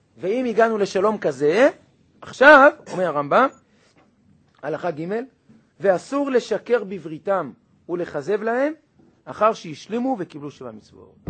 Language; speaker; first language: Hebrew; native; Hebrew